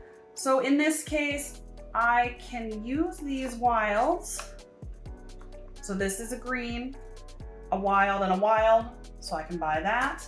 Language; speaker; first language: English; native; English